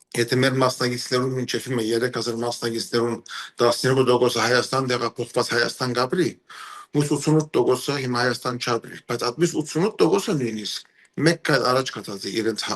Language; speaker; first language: Armenian; early bilingual, heritage; Armenian